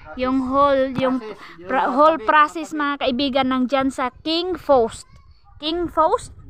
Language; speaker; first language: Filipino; non-native, local second language; Cebuano